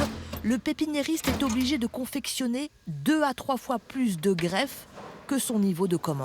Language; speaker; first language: French; native; French